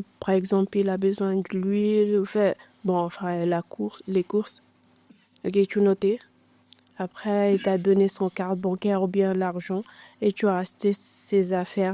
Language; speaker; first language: French; non-native, learner; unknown